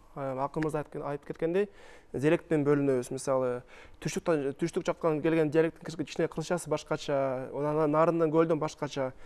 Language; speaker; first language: Kyrgyz; non-native, local second language; Russian